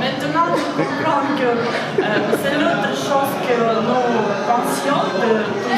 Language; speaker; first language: French; non-native, learner; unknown